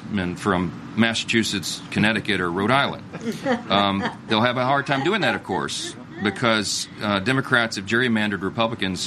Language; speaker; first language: English; native; English